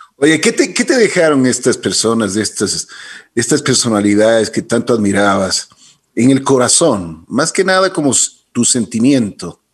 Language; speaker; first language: Spanish; native; Spanish